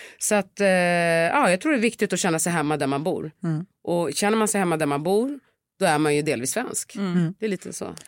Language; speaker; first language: Swedish; early bilingual, other home language; Tigrinya